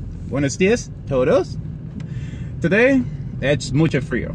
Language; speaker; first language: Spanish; non-native, learner; English